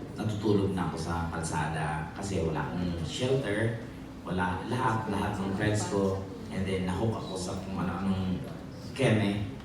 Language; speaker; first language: Filipino; native; Filipino